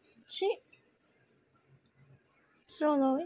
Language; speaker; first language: Italian; non-native, learner; Vietnamese